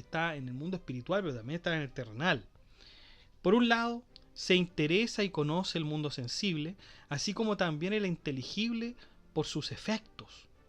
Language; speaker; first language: Spanish; native; Spanish